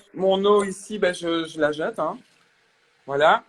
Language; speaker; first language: French; native; French